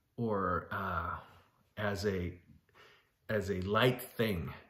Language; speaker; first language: English; native; English